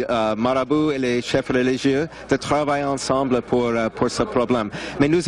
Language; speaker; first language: French; non-native, fluent; English